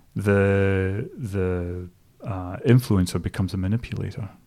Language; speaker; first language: English; native; English